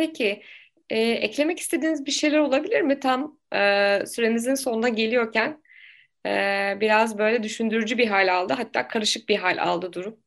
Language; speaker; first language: Turkish; native; Turkish